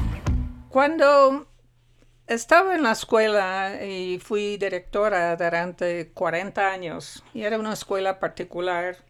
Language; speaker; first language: Spanish; non-native, fluent; English